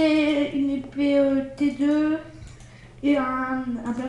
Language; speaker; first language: French; native; French